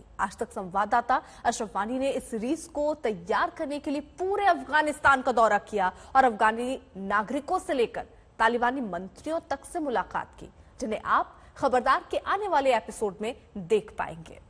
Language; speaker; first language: Hindi; native; Hindi